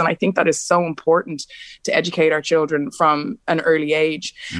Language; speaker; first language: English; native; English